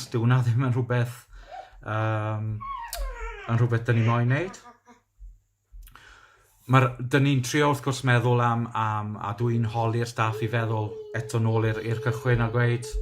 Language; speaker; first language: Welsh; native; Welsh